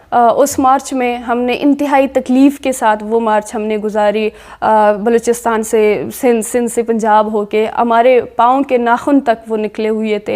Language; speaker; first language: Urdu; non-native, local second language; Baluchi